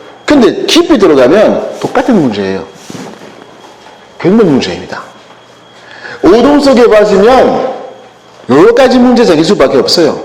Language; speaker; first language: Korean; non-native, learner; French